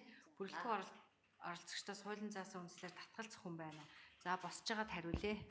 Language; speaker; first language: Mongolian; native; Mongolian